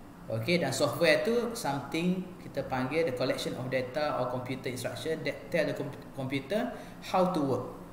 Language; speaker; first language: English; non-native, local second language; Malay